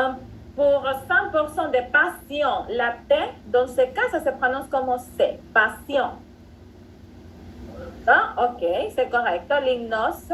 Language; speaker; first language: French; non-native, fluent; Spanish